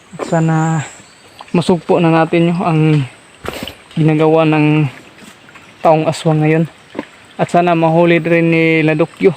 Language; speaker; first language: Filipino; native; Filipino